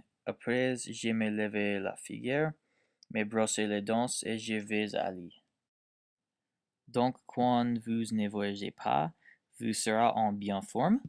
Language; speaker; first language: French; non-native, learner; English